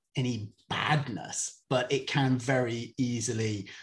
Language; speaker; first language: English; native; English